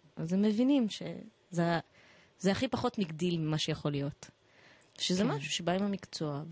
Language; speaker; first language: Hebrew; early bilingual, other home language; Russian